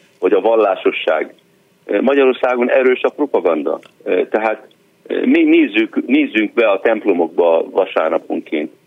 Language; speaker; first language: Hungarian; non-native, fluent; Arabic